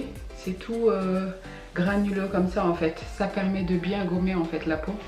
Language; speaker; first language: French; early bilingual, other home language; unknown